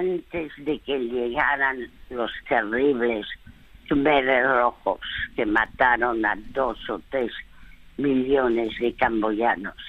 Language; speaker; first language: Spanish; early bilingual, other home language; French